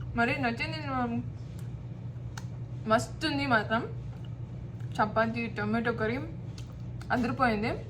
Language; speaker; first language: Telugu; non-native, local second language; Kannada